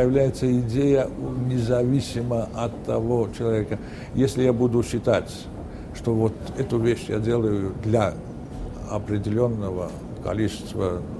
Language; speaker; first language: Russian; non-native, fluent; Armenian